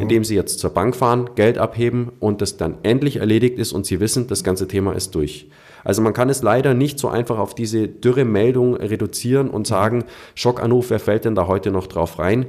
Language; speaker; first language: German; native; German